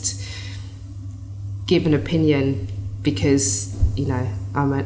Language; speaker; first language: English; native; English